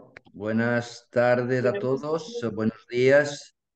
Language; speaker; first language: Spanish; non-native, fluent; Italian